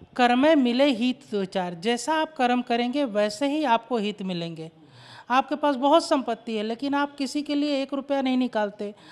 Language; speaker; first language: Hindi; native; Hindi